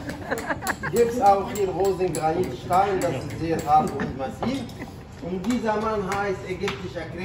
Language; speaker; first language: German; non-native, learner; Arabic